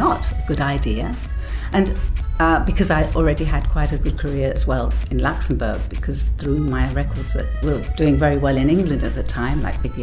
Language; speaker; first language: English; native; English